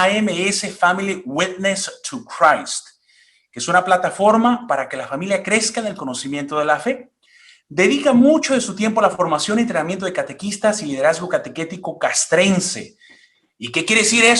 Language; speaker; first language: Spanish; native; Spanish